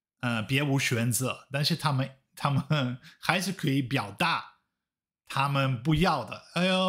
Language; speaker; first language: Chinese; non-native, fluent; Dutch